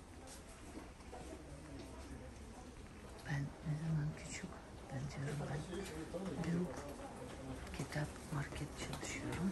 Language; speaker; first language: Turkish; non-native, learner; Russian